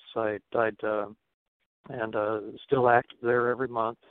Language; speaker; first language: English; native; English